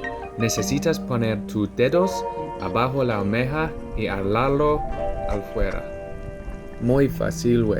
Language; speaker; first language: Spanish; non-native, learner; English